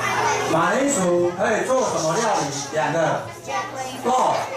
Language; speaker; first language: Chinese; native; Chinese